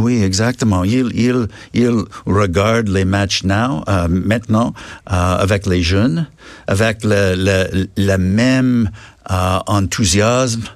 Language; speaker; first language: French; non-native, learner; English